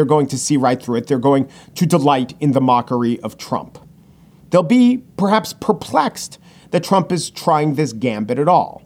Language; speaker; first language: English; native; English